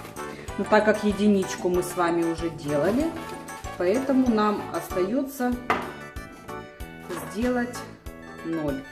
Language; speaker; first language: Russian; native; Russian